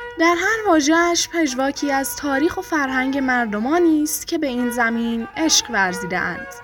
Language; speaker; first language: Persian; non-native, local second language; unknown